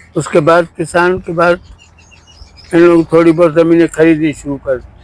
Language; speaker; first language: Urdu; non-native, local second language; Sindhi